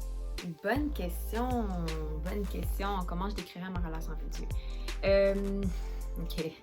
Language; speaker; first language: French; native; French